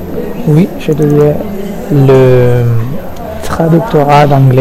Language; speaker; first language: French; non-native, learner; Spanish